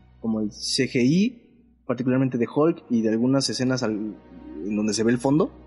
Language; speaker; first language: Spanish; native; Spanish